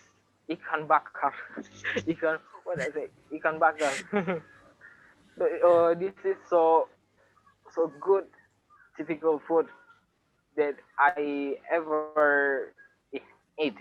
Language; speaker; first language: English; non-native, local second language; Indonesian